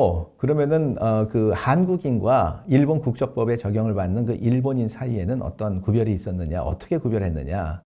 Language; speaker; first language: Korean; native; Korean